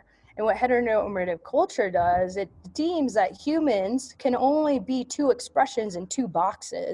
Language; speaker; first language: English; native; English